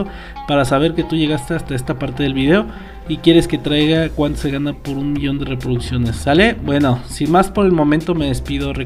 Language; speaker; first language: Spanish; native; Spanish